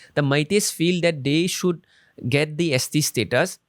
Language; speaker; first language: English; non-native, local second language; Assamese